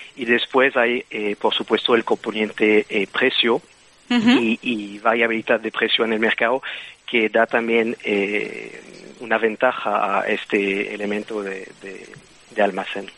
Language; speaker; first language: Spanish; non-native, fluent; French